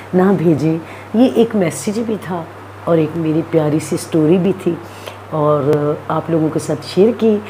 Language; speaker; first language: Urdu; non-native, local second language; Punjabi